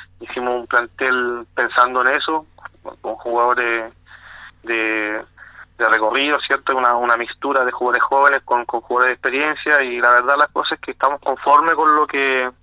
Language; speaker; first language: Spanish; native; Spanish